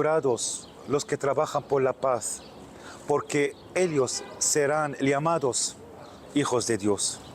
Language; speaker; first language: Spanish; non-native, fluent; Arabic